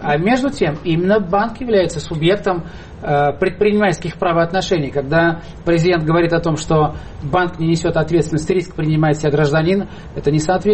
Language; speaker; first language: Russian; native; Russian